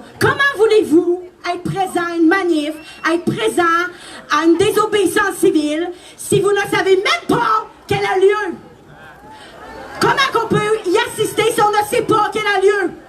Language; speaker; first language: French; native; French